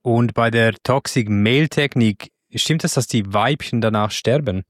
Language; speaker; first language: German; native; German